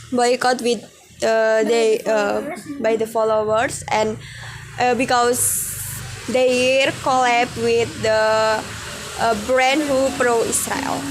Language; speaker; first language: English; non-native, learner; Indonesian